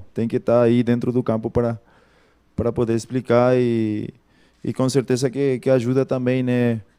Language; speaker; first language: Portuguese; non-native, fluent; Spanish